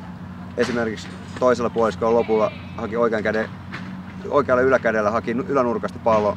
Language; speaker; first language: Finnish; native; Finnish